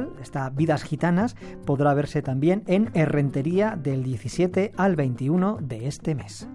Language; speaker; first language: Spanish; native; Spanish